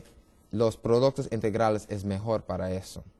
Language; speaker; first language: Spanish; non-native, learner; English